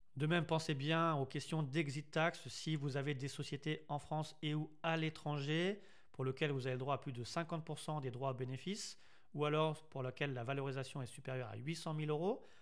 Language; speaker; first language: French; native; French